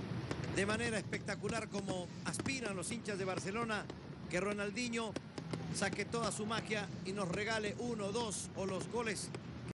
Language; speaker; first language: Spanish; native; Spanish